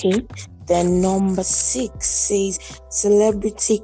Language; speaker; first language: English; non-native, local second language; Igbo